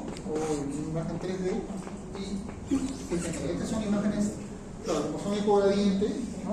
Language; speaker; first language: Spanish; native; Spanish